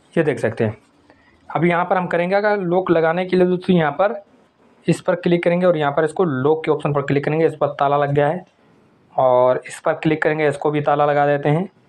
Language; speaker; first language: Hindi; native; Hindi